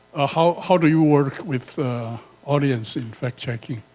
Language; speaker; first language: English; non-native, learner; Chinese